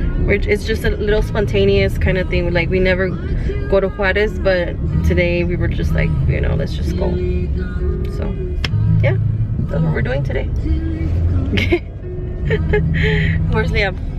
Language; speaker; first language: English; early bilingual, other home language; Spanish